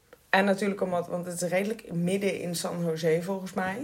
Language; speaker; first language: Dutch; native; Dutch